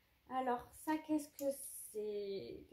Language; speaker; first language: French; native; French